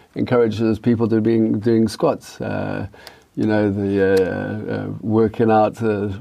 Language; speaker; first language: English; native; English